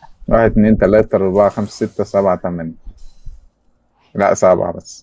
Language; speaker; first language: Arabic; native; Arabic